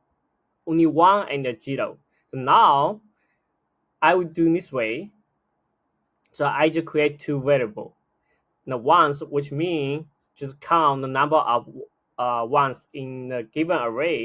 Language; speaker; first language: English; non-native, fluent; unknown